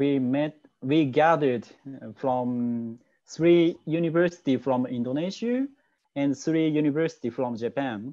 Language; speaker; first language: English; non-native, learner; Japanese